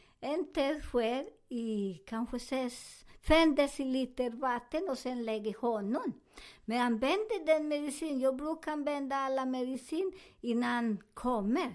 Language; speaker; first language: Swedish; non-native, learner; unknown